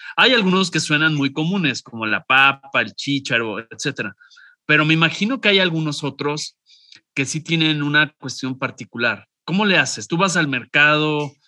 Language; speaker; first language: Spanish; native; Spanish